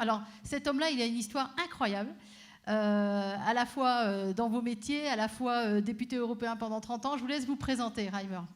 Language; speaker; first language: French; native; French